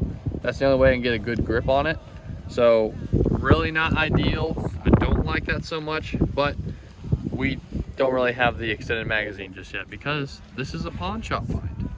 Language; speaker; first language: English; native; English